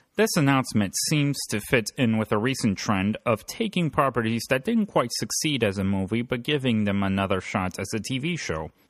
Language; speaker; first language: English; native; English